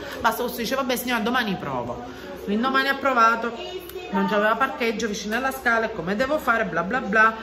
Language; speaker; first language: Italian; early bilingual, other home language; English